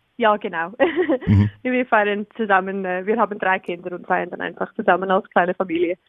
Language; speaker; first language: German; non-native, fluent; English